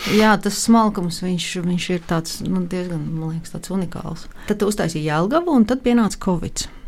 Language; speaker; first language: Latvian; native; Latvian